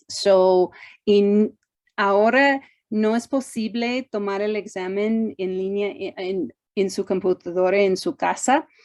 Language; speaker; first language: Spanish; non-native, fluent; English